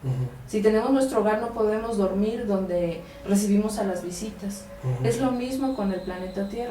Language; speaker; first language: Spanish; native; Spanish